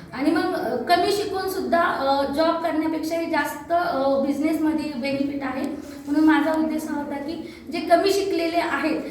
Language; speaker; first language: Marathi; non-native, local second language; Telugu